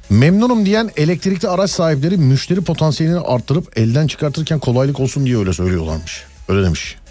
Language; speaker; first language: Turkish; native; Turkish